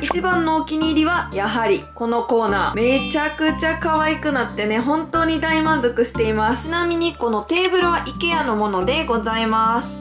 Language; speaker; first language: Japanese; native; Japanese